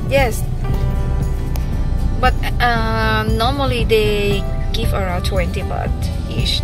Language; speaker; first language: English; non-native, fluent; Filipino